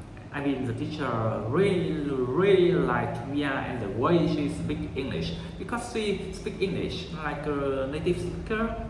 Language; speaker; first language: English; non-native, learner; Vietnamese